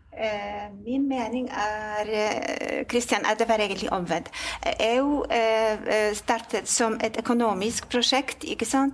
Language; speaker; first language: Norwegian; non-native, fluent; Polish